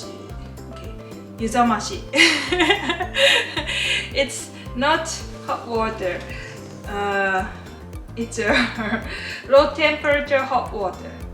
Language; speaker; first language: English; non-native, learner; Japanese